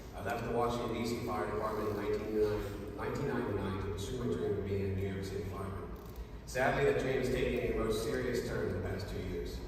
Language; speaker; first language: English; native; English